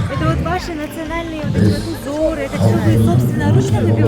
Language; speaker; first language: Russian; native; Russian